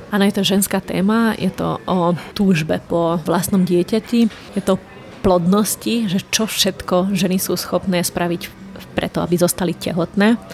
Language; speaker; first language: Slovak; non-native, local second language; Hungarian